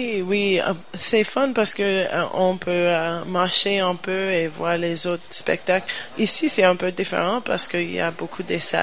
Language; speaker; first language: French; non-native, learner; English